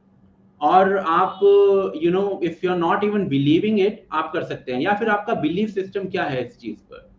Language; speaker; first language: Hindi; native; Hindi